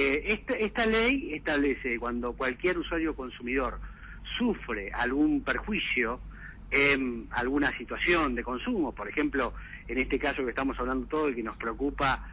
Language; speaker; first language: Spanish; native; Spanish